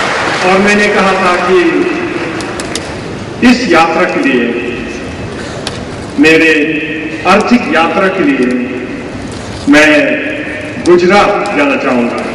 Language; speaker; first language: Hindi; non-native, fluent; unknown